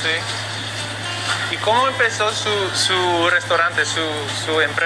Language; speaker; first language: Spanish; non-native, fluent; English